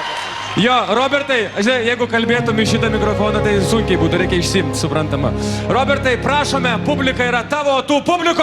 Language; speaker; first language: Lithuanian; native; Lithuanian